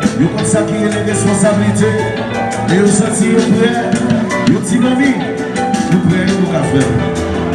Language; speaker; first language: French; non-native, local second language; Haitian Creole